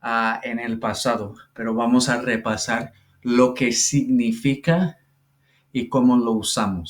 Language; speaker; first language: Spanish; non-native, fluent; English